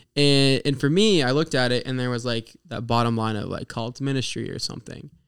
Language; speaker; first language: English; native; English